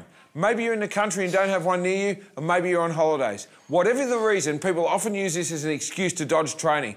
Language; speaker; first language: English; native; English